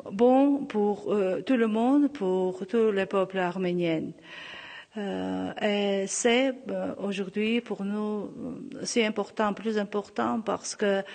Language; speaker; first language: French; non-native, local second language; Armenian